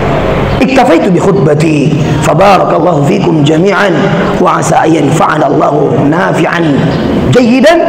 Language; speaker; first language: Arabic; non-native, fluent; Indonesian